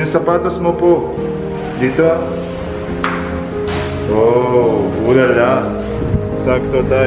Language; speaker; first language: Filipino; non-native, learner; Arabic